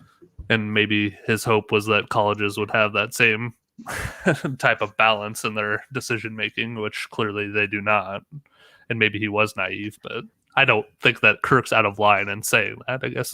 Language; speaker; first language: English; native; English